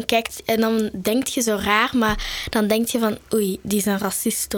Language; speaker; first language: Dutch; early bilingual, other home language; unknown